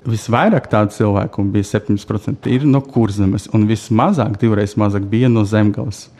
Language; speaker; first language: Latvian; non-native, local second language; Russian